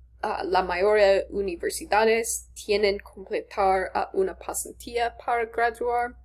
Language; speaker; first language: Spanish; non-native, learner; English